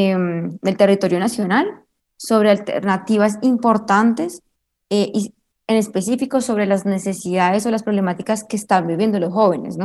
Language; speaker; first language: Spanish; native; Spanish